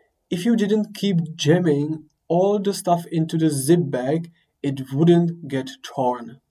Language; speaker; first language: English; non-native, fluent; Czech